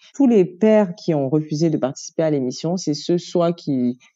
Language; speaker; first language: French; native; French